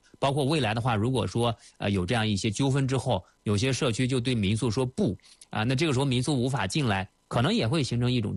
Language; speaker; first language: Chinese; native; Chinese